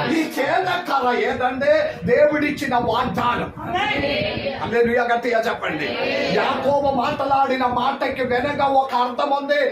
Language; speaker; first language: Telugu; non-native, local second language; Malayalam